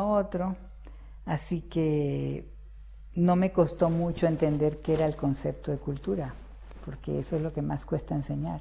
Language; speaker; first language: Spanish; early bilingual, other home language; Russian